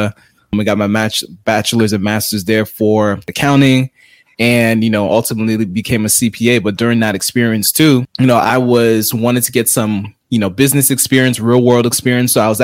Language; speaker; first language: English; native; English